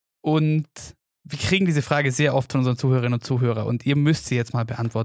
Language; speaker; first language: German; native; German